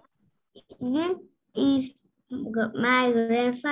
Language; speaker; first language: English; non-native, learner; Vietnamese